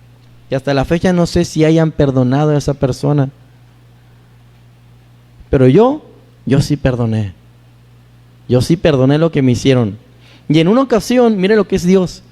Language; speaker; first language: Spanish; native; Spanish